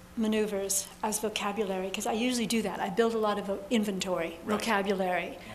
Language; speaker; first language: English; native; English